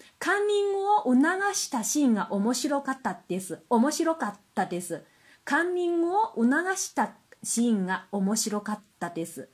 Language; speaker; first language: Japanese; non-native, fluent; Chinese